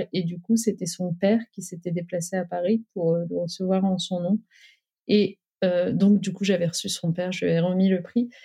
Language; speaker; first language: French; early bilingual, other home language; Riffian